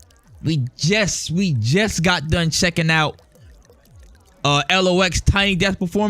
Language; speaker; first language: English; native; English